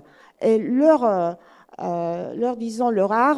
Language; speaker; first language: French; non-native, fluent; Greek